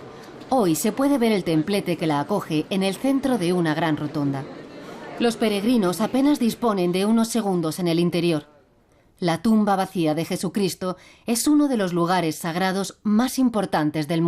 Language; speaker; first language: Spanish; native; Spanish